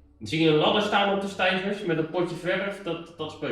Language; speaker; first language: Dutch; native; Dutch